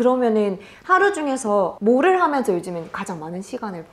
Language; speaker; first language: Korean; native; Korean